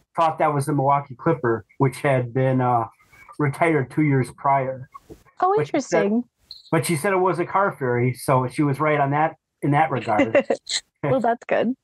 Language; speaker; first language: English; native; English